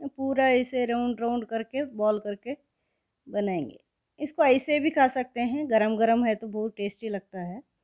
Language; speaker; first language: Hindi; non-native, local second language; Kannada